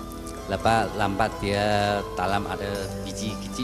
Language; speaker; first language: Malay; non-native, local second language; Chinese